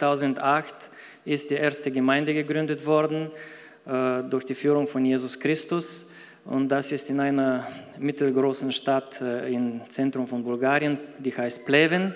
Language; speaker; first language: German; non-native, fluent; Bulgarian